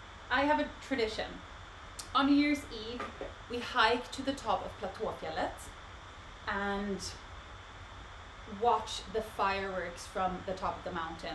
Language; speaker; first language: English; non-native, fluent; Swedish